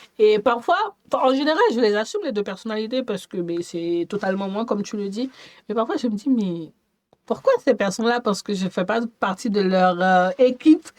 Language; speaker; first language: French; native; French